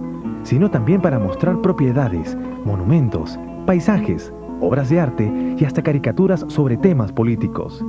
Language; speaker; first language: Spanish; native; Spanish